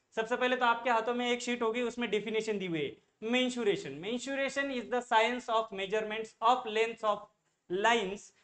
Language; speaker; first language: Hindi; non-native, local second language; Marathi